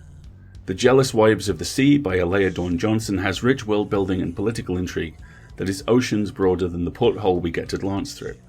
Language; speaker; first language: English; native; English